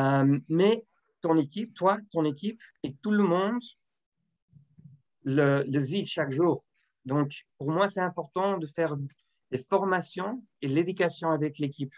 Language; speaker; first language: French; non-native, fluent; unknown